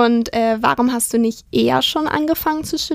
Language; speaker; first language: German; native; German